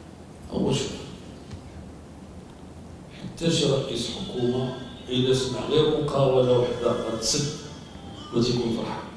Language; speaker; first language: Arabic; native; Arabic